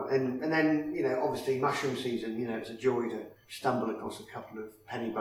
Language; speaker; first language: English; native; English